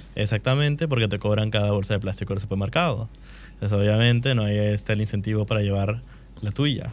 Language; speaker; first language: Spanish; native; Spanish